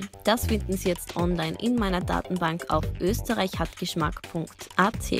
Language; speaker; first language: German; native; German